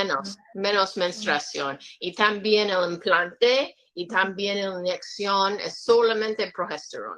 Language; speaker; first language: Spanish; non-native, learner; English